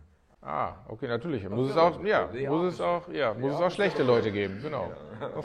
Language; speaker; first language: German; native; German